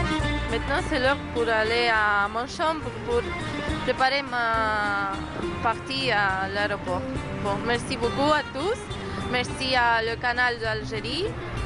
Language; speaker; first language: French; non-native, learner; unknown